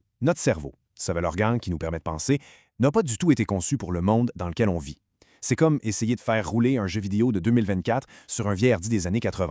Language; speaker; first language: French; native; French